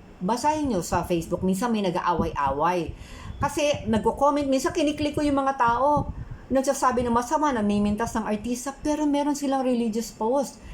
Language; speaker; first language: Filipino; native; Filipino